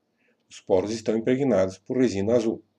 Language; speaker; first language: Portuguese; native; Portuguese